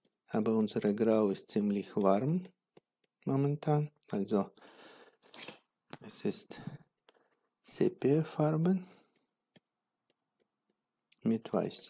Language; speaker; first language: German; non-native, fluent; Russian